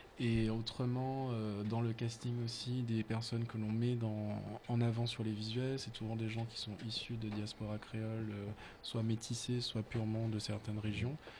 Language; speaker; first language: French; native; French